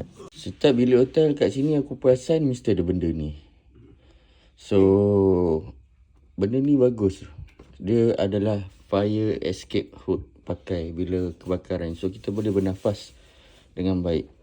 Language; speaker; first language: Malay; native; Malay